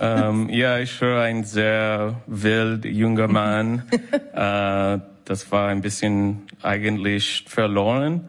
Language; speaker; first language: German; non-native, learner; English